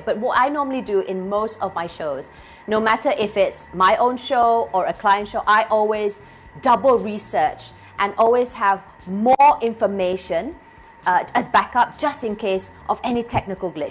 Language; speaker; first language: English; non-native, local second language; Malay